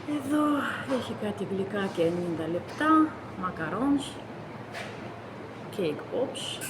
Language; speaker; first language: Greek; non-native, fluent; Russian